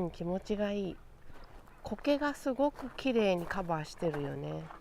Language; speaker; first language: Japanese; native; Japanese